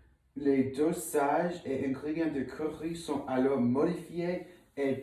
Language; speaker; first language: French; non-native, learner; English